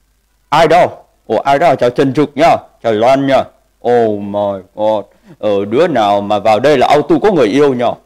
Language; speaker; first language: Vietnamese; native; Vietnamese